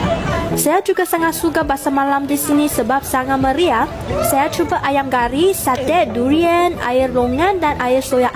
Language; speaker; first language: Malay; non-native, fluent; Chinese